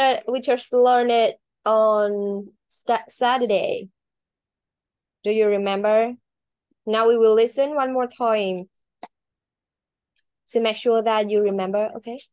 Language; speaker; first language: English; non-native, learner; Vietnamese